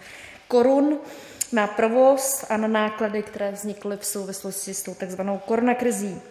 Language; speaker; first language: Czech; native; Czech